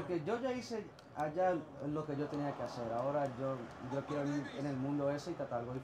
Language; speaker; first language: Spanish; early bilingual, heritage; Spanish